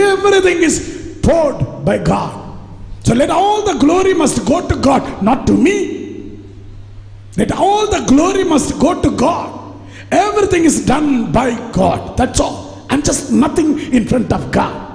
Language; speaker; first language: English; non-native, local second language; Tamil